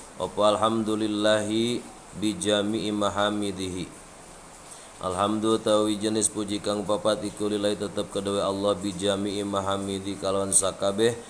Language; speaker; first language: Javanese; non-native, local second language; Sundanese